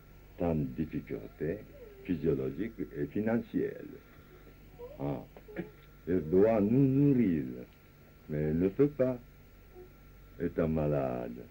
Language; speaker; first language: French; non-native, fluent; Japanese